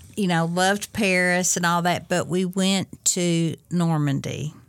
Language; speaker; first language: English; native; English